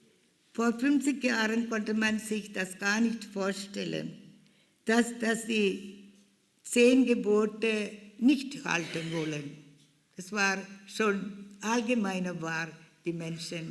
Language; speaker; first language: German; non-native, fluent; Malayalam